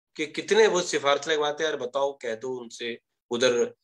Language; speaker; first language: Hindi; native; Hindi